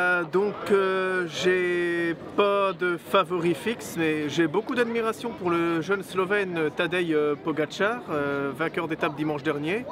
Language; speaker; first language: French; native; French